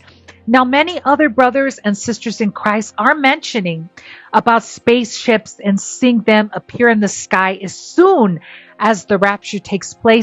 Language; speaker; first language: English; native; English